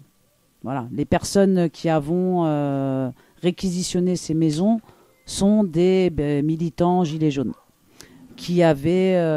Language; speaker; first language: French; native; French